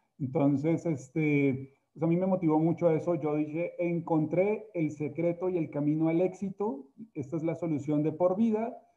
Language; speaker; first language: Spanish; native; Spanish